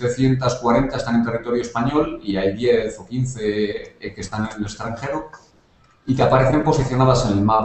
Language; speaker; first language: Spanish; native; Spanish